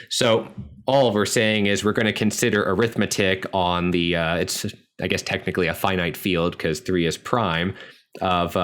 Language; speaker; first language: English; native; English